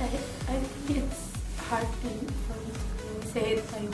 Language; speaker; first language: English; non-native, learner; Indonesian